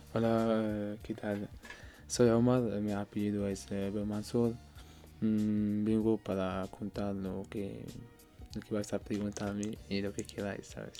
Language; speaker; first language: Spanish; non-native, learner; Arabic